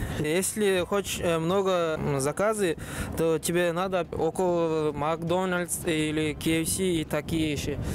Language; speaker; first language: Russian; non-native, local second language; Uzbek